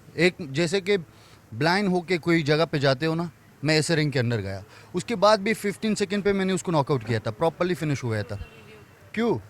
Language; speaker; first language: Hindi; non-native, fluent; Persian